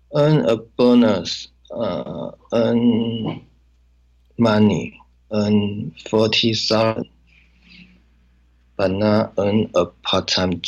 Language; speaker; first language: English; non-native, learner; Chinese